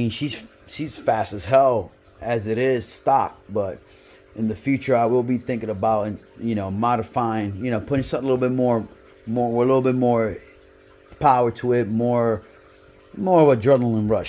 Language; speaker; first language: English; native; English